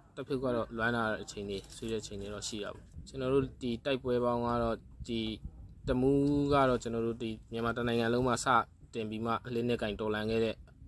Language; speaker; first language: Burmese; native; Burmese